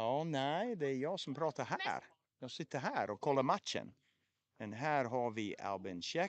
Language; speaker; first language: Swedish; native; Swedish